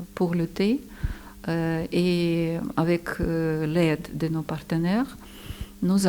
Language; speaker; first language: French; non-native, fluent; Ukrainian